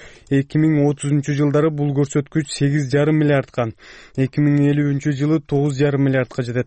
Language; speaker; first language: Kyrgyz; native; Kyrgyz